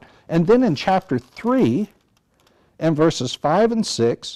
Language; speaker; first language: English; native; English